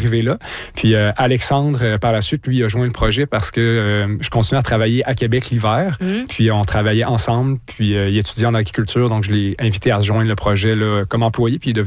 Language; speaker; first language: French; native; French